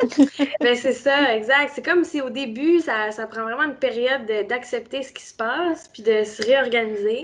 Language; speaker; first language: French; native; French